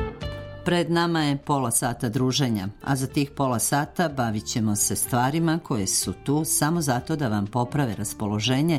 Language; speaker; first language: Croatian; native; Croatian